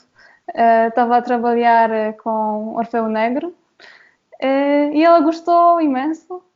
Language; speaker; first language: Portuguese; non-native, fluent; Polish